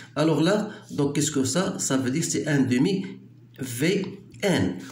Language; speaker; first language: French; non-native, local second language; Arabic